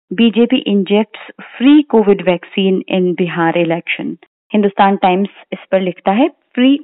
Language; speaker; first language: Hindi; native; Hindi